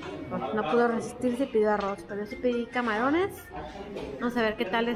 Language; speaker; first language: Spanish; native; Spanish